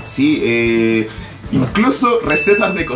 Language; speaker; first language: Spanish; native; Spanish